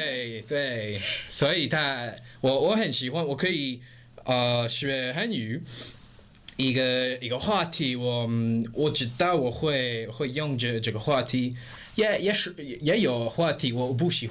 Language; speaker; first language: Chinese; non-native, learner; English